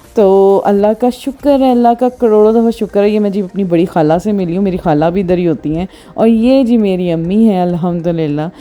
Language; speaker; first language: Urdu; non-native, local second language; Punjabi